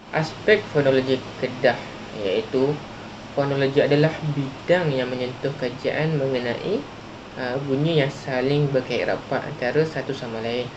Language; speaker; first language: Malay; native; Malay